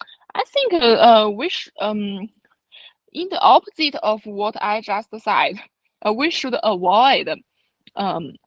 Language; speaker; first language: English; non-native, fluent; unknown